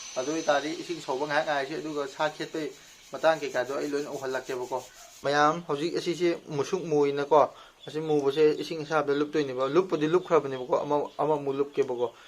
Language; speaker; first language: Manipuri; non-native, local second language; Rongmei Naga